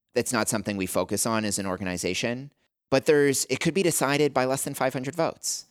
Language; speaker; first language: English; native; English